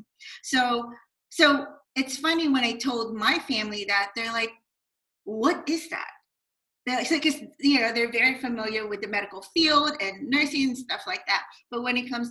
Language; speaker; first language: English; non-native, local second language; Filipino